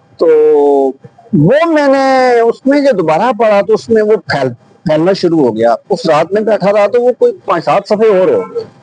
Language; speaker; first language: Urdu; non-native, local second language; Northern Hindko